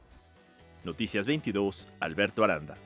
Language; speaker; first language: Spanish; native; Spanish